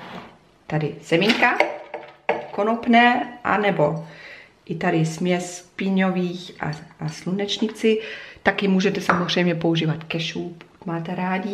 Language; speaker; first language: Czech; non-native, fluent; German